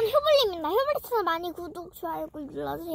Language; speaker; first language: Korean; native; Korean